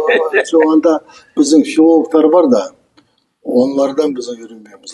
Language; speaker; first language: Turkish; non-native, learner; Kazakh